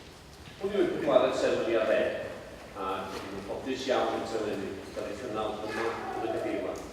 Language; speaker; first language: Welsh; native; Welsh